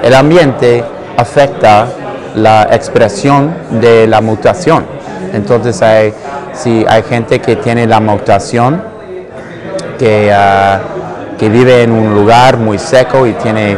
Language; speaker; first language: Spanish; non-native, learner; English